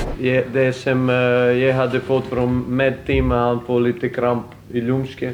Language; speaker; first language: Swedish; non-native, fluent; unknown